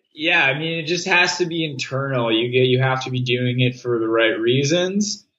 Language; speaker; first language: English; native; English